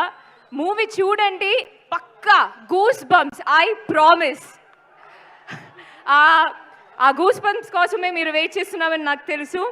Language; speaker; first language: Telugu; non-native, learner; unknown